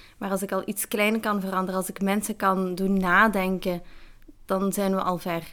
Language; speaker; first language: Dutch; early bilingual, other home language; Arabic